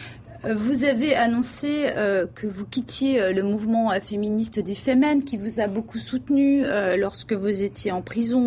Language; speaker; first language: French; native; French